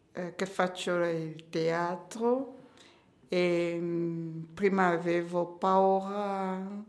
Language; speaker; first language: Italian; non-native, learner; French